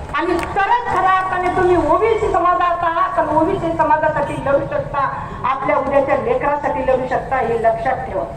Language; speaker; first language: Marathi; native; Marathi